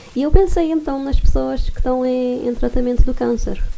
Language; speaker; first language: Portuguese; non-native, local second language; Kabuverdianu